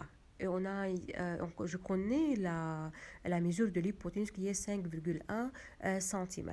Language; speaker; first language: French; non-native, local second language; Arabic